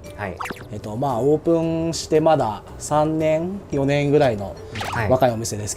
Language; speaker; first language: Japanese; native; Japanese